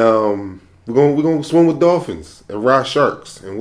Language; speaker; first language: English; native; English